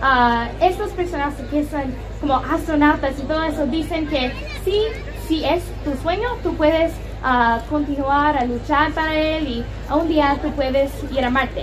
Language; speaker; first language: Spanish; non-native, learner; English